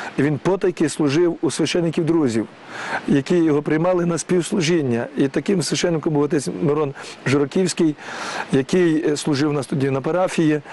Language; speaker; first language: Ukrainian; native; Ukrainian